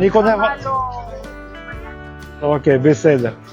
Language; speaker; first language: Hebrew; non-native, fluent; Russian